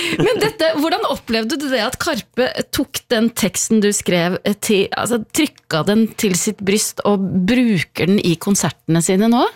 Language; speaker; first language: Norwegian; native; Norwegian